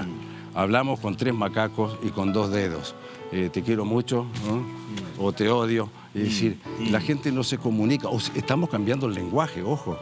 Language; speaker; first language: Spanish; native; Spanish